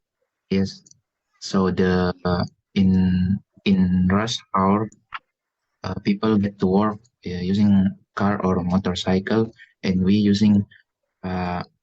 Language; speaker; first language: English; non-native, learner; Indonesian